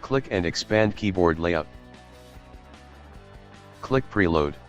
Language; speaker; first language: English; non-native, local second language; Tamil